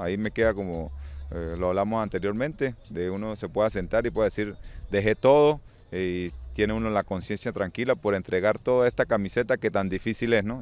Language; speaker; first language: Spanish; native; Spanish